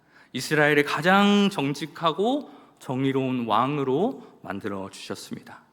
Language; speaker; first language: Korean; native; Korean